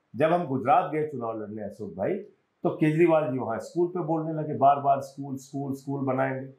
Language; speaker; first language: Hindi; native; Hindi